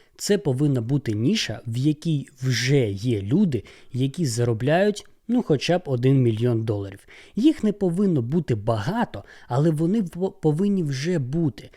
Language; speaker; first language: Ukrainian; non-native, local second language; Russian